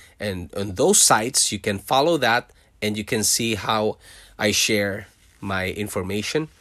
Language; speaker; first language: English; non-native, local second language; Filipino